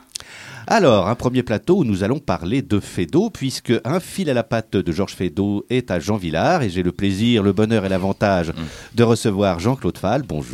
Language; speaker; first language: French; native; French